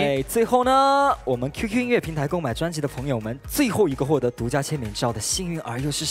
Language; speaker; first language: Chinese; native; Chinese